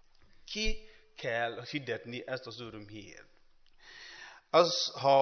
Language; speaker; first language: Hungarian; non-native, learner; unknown